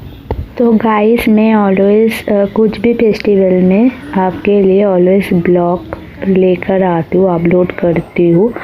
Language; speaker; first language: Hindi; non-native, local second language; Bangla